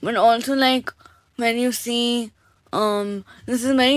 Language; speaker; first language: English; non-native, local second language; Bangla